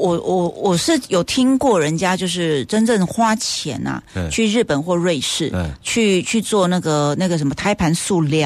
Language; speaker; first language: Chinese; native; Chinese